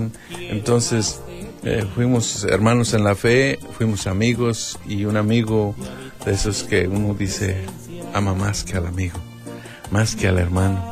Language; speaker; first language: Spanish; native; Spanish